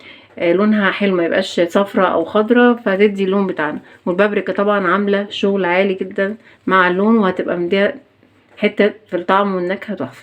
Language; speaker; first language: Arabic; native; Arabic